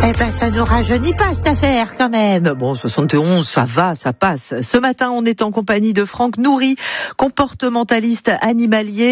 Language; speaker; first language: French; native; French